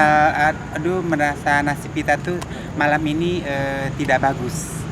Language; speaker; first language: Indonesian; native; Indonesian